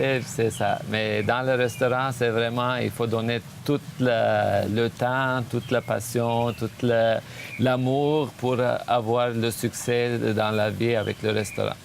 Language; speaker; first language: French; non-native, fluent; Armenian